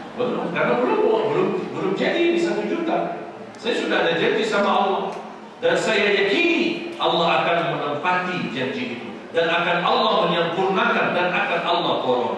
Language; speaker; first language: Indonesian; non-native, fluent; Arabic